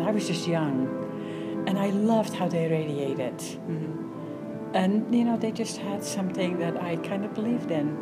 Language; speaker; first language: English; non-native, fluent; Dutch